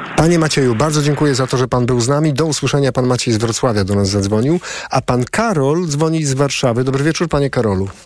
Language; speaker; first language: Polish; native; Polish